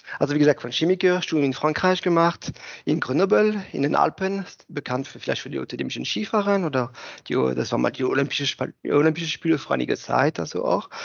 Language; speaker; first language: German; non-native, fluent; French